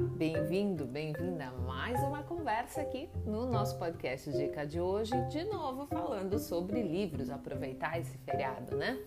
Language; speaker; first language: Portuguese; native; Portuguese